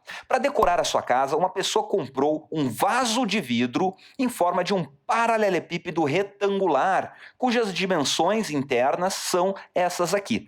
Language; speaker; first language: Portuguese; native; Portuguese